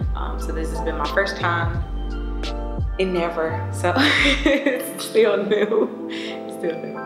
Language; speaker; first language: English; native; English